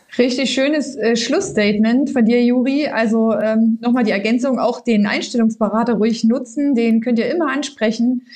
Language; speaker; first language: German; native; German